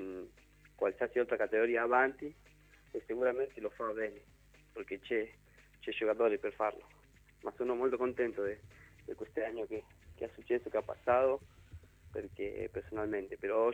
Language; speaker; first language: Italian; non-native, learner; Spanish